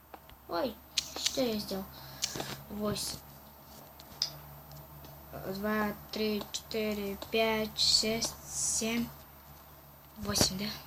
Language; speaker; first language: Russian; non-native, local second language; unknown